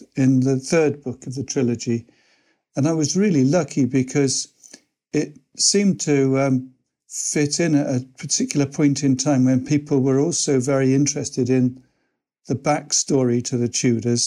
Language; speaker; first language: English; native; English